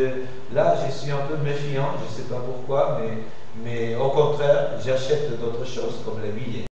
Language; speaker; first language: French; non-native, fluent; Spanish